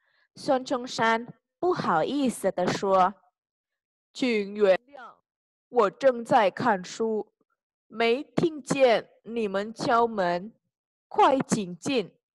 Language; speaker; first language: Chinese; non-native, fluent; Indonesian